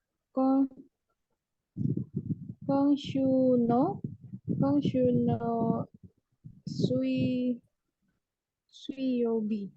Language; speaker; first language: Japanese; non-native, learner; Indonesian